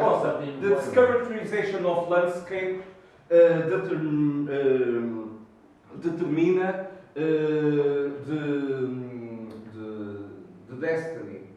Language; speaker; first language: English; non-native, learner; Portuguese